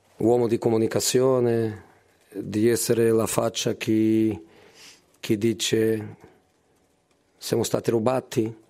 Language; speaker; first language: Italian; non-native, fluent; Portuguese